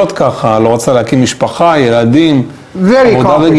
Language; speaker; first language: Hebrew; native; Hebrew